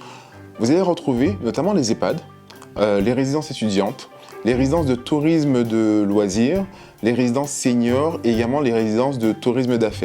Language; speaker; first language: French; native; French